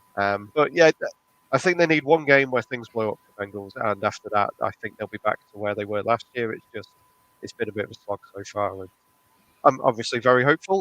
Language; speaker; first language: English; native; English